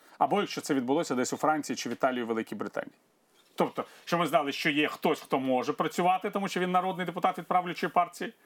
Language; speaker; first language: Ukrainian; non-native, local second language; Russian